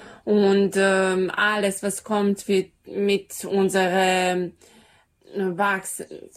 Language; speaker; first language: German; non-native, learner; Serbian